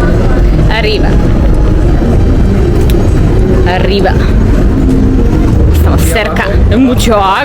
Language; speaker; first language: Spanish; non-native, learner; Polish